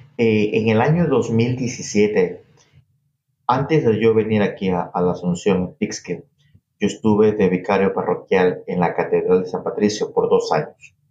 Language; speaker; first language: Spanish; native; Spanish